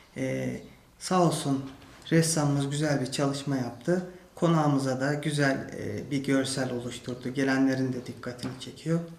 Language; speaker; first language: Turkish; native; Turkish